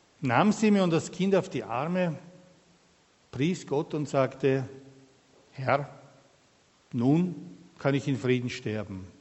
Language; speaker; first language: German; native; German